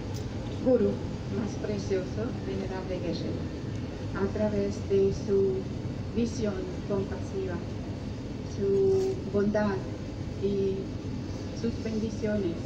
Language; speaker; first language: Spanish; non-native, fluent; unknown